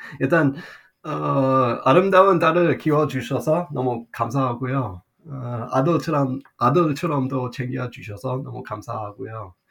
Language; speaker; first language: Korean; non-native, fluent; English